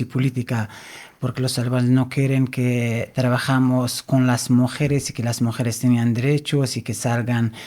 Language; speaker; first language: Spanish; non-native, fluent; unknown